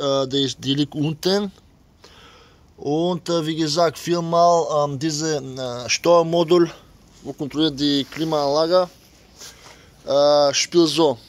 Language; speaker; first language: German; non-native, fluent; Bulgarian